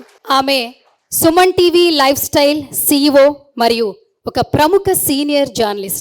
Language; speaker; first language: Telugu; native; Telugu